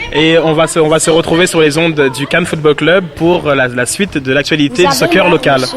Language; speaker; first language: French; native; French